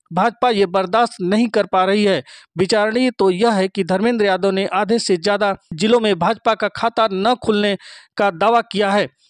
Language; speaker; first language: Hindi; native; Hindi